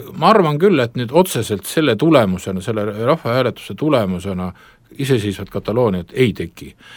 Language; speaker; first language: Estonian; native; Estonian